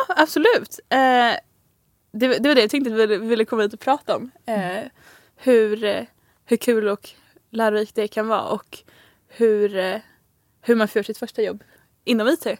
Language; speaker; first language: Swedish; native; Swedish